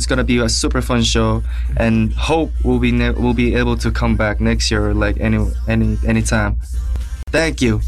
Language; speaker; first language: English; non-native, learner; Korean